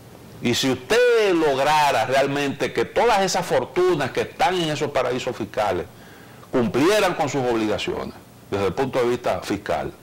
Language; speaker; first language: Spanish; native; Spanish